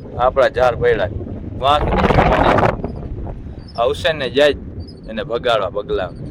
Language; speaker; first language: Gujarati; non-native, local second language; Kachhi